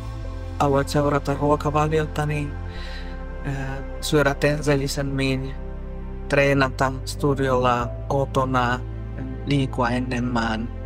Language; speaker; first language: Finnish; non-native, fluent; Spanish